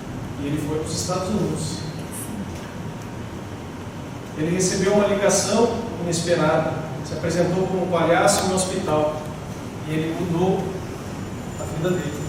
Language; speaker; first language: Portuguese; native; Portuguese